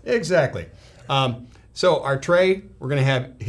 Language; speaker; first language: English; native; English